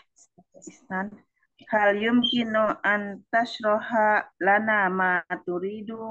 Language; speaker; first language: Arabic; non-native, learner; Indonesian